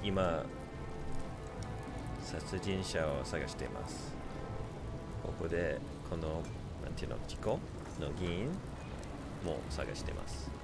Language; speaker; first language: Japanese; non-native, learner; English